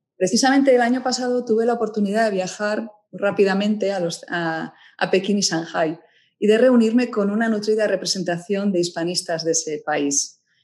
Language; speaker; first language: Spanish; native; Spanish